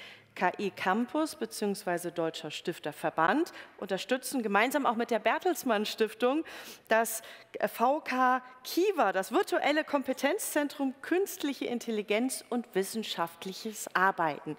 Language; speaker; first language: German; native; German